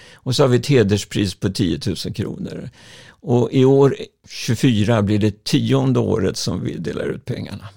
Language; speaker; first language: Swedish; native; Swedish